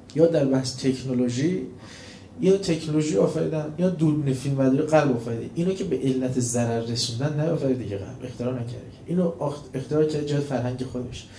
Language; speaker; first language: Persian; non-native, local second language; Azerbaijani